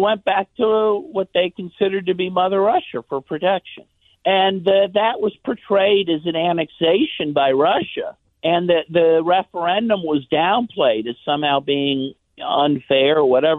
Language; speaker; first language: English; native; English